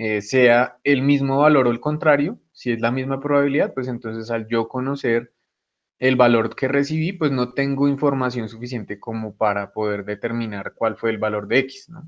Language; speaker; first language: Spanish; native; Spanish